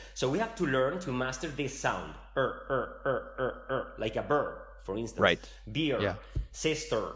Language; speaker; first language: English; non-native, fluent; Spanish